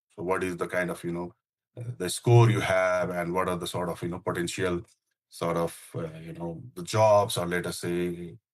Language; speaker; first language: English; non-native, local second language; Nepali